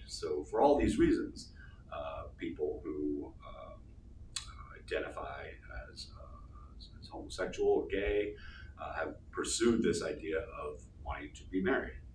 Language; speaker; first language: English; native; English